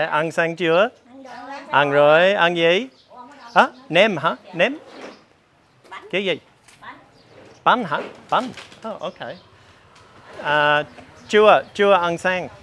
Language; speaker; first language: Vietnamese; non-native, learner; English